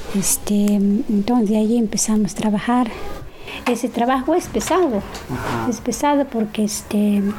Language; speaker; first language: Spanish; native; Spanish